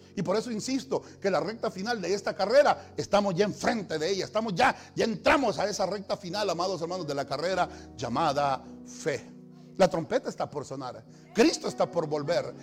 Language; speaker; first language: Spanish; native; Spanish